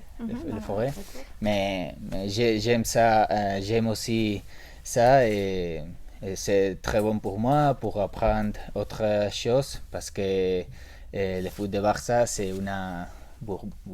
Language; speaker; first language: French; non-native, learner; Spanish